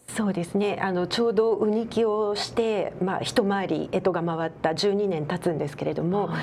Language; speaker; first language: Japanese; native; Japanese